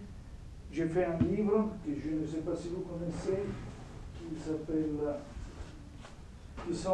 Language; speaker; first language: French; non-native, fluent; Italian